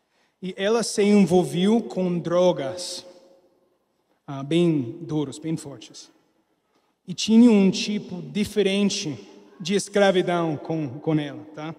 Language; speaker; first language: Portuguese; non-native, learner; English